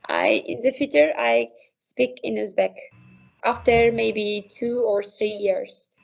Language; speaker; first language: English; non-native, learner; Uzbek